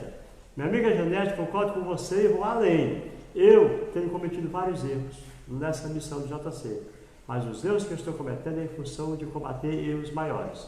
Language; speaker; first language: Portuguese; native; Portuguese